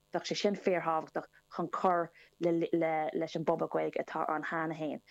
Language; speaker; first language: Irish; non-native, local second language; English